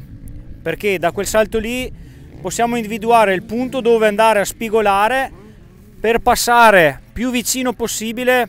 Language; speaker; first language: Italian; native; Italian